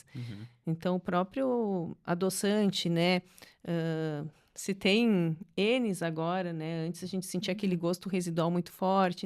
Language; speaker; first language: Portuguese; native; Portuguese